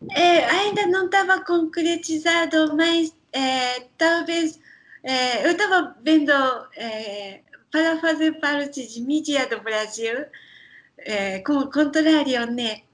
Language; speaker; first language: Portuguese; non-native, learner; Japanese